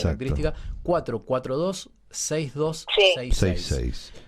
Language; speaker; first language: Spanish; native; Spanish